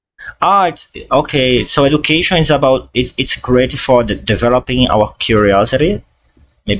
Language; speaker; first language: English; non-native, fluent; Portuguese